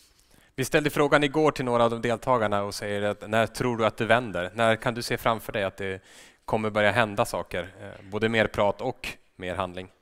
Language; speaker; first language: Swedish; native; Swedish